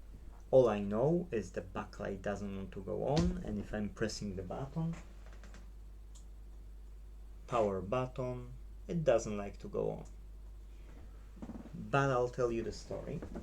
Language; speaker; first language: English; non-native, fluent; Polish